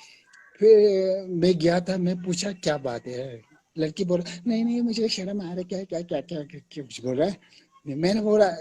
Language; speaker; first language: Hindi; non-native, local second language; Tibetan